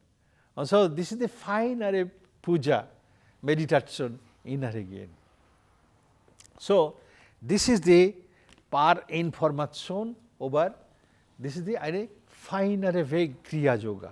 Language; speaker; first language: German; non-native, learner; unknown